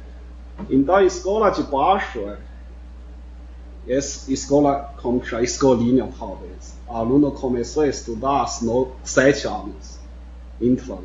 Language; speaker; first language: Portuguese; non-native, fluent; Chinese